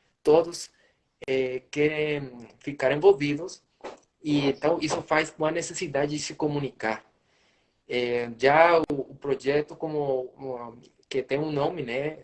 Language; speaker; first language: Portuguese; non-native, fluent; Spanish